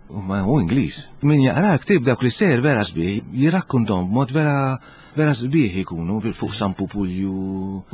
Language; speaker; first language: Maltese; early bilingual, heritage; Italian